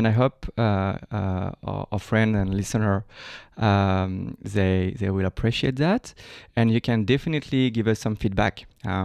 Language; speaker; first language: English; non-native, fluent; French